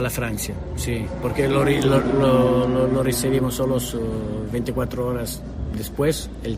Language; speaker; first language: Spanish; non-native, learner; Italian